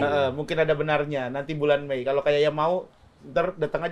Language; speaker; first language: Indonesian; native; Indonesian